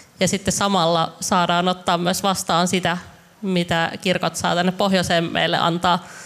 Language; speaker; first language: Finnish; native; Finnish